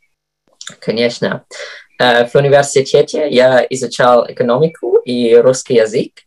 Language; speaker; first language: Russian; non-native, fluent; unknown